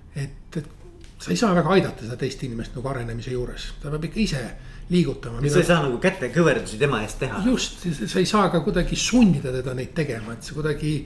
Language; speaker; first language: Estonian; native; Estonian